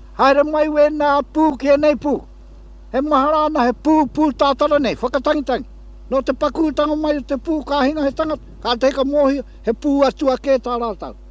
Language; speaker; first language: Māori; native; Māori